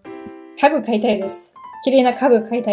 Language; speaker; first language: Japanese; non-native, learner; German